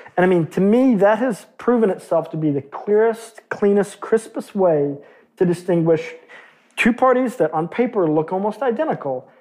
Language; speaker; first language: English; native; English